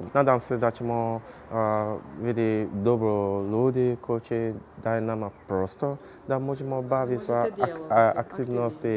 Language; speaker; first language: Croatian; non-native, learner; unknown